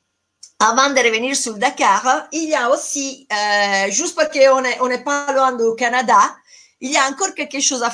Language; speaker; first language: French; non-native, fluent; Italian